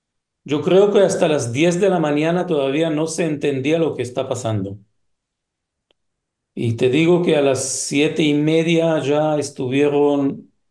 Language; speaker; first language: Spanish; non-native, fluent; Hebrew